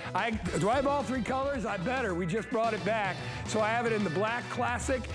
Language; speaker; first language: English; native; English